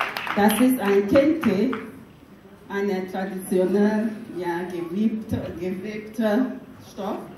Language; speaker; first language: German; non-native, fluent; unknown